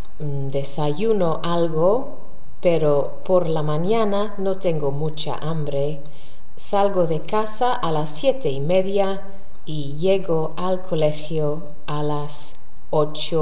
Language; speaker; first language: Spanish; non-native, learner; English